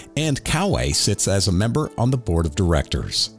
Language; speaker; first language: English; native; English